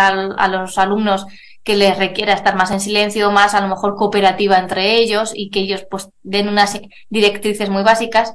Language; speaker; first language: Spanish; native; Spanish